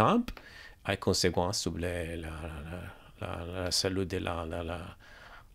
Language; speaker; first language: French; non-native, learner; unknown